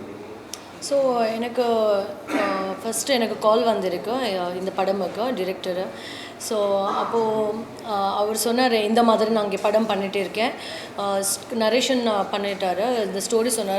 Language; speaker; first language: Tamil; non-native, learner; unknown